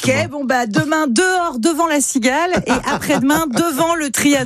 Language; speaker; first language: French; native; French